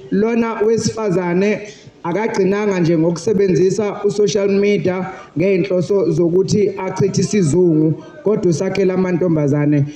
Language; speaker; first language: Zulu; native; Zulu